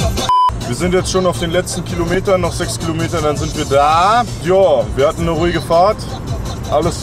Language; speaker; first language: German; native; German